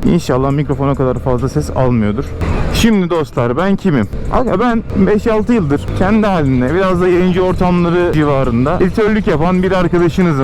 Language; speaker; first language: Turkish; native; Turkish